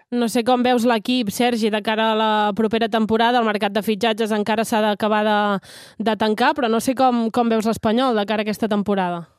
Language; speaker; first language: Catalan; native; Catalan